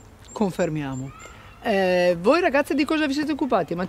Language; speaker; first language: Italian; native; Italian